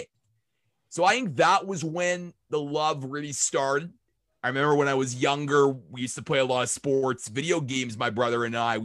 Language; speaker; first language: English; native; English